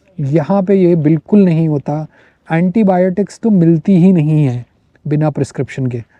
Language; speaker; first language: Hindi; native; Hindi